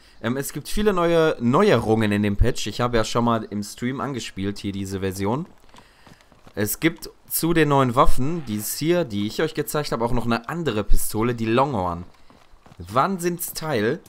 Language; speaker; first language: German; native; German